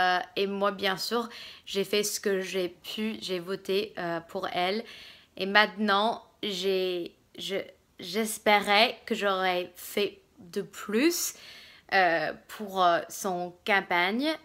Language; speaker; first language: French; non-native, fluent; English